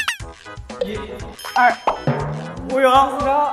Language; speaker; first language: Chinese; native; Chinese